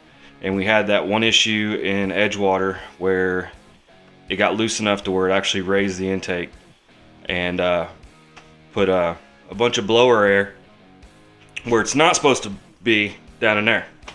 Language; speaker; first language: English; native; English